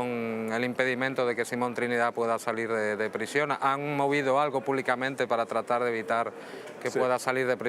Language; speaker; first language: Spanish; native; Spanish